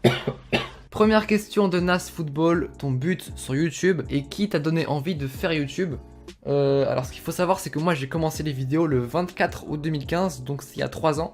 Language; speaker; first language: French; native; French